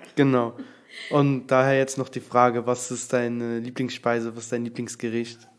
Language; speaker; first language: German; early bilingual, other home language; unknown